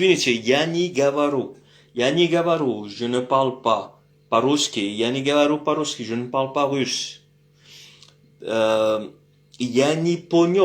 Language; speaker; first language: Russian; non-native, fluent; French